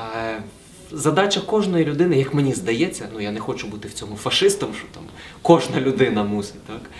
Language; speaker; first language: Ukrainian; native; Ukrainian